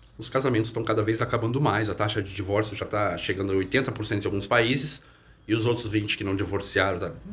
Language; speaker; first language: Portuguese; native; Portuguese